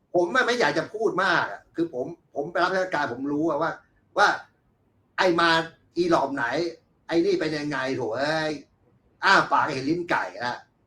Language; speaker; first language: Thai; native; Thai